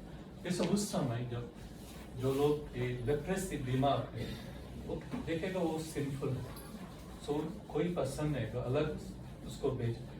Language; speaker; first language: Hindi; non-native, local second language; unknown